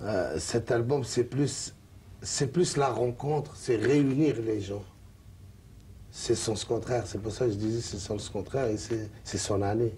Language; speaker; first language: French; non-native, local second language; Arabic